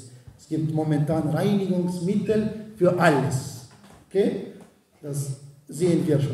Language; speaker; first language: German; non-native, fluent; Arabic